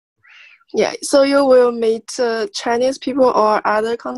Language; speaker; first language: English; non-native, learner; Chinese